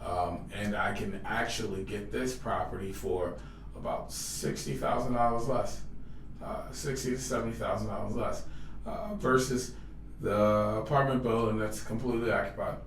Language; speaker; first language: English; native; English